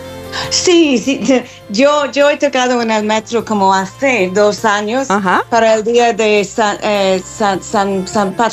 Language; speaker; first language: Spanish; non-native, learner; English